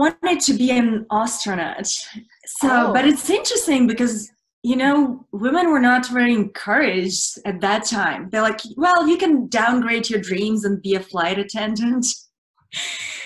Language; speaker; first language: English; non-native, fluent; Russian